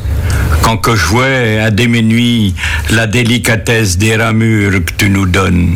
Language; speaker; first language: French; native; French